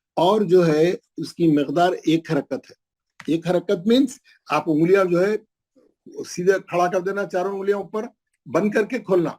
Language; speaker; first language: Urdu; native; Urdu